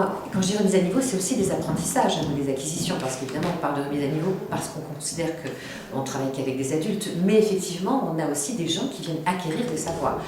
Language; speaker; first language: French; native; French